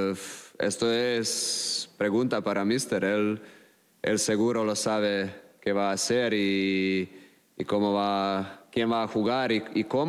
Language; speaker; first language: Spanish; non-native, fluent; Croatian